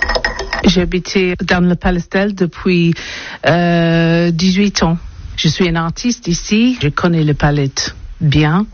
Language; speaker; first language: French; non-native, learner; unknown